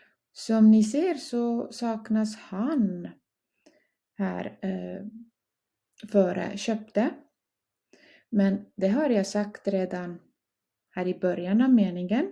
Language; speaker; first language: Swedish; non-native, fluent; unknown